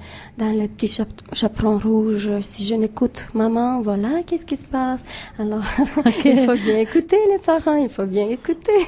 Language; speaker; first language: French; non-native, fluent; Romanian